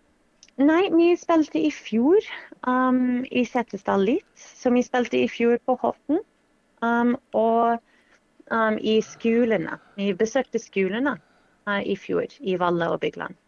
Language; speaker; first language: Norwegian; non-native, fluent; English